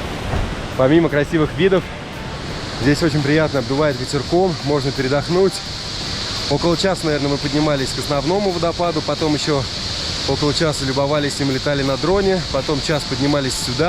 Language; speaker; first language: Russian; native; Russian